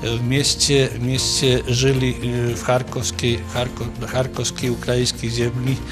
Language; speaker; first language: Russian; non-native, learner; Polish